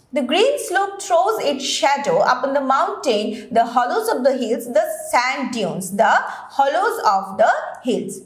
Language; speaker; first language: English; non-native, local second language; Bangla